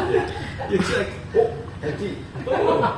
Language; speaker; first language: English; non-native, learner; French